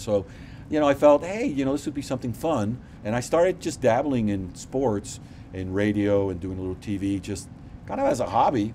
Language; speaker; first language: English; non-native, fluent; Spanish